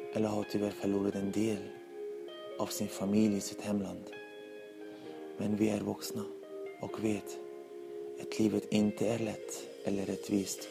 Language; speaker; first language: Swedish; non-native, learner; Arabic